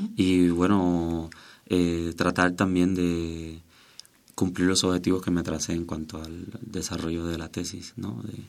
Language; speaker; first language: Spanish; native; Spanish